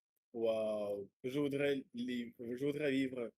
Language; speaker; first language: French; non-native, learner; Russian